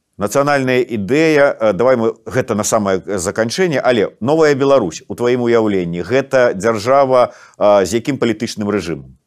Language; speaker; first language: Belarusian; native; Belarusian